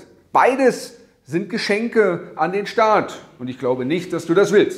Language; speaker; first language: German; native; German